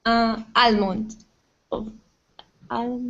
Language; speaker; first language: English; non-native, learner; Portuguese